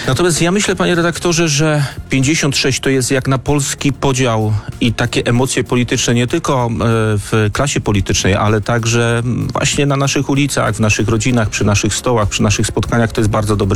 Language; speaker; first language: Polish; native; Polish